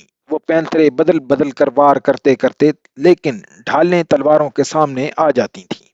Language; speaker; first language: Urdu; native; Urdu